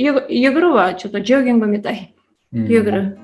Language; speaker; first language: Japanese; non-native, learner; Tatar